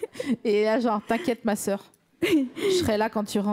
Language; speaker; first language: French; native; French